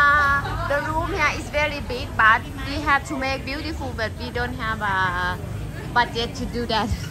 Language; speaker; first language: English; non-native, learner; Thai